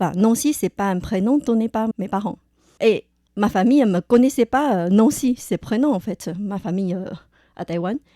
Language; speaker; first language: French; non-native, fluent; Chinese